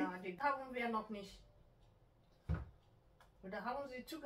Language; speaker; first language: German; non-native, learner; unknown